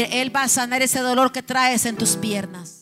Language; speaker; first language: Spanish; native; Spanish